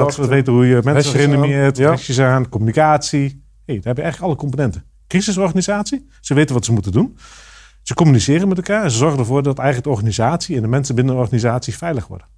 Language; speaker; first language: Dutch; native; Dutch